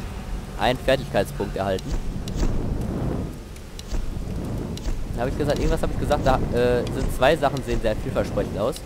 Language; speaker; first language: German; native; German